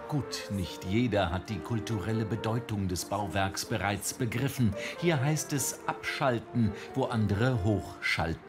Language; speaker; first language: German; native; German